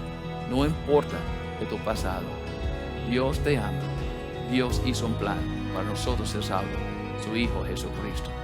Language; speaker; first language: Spanish; non-native, learner; English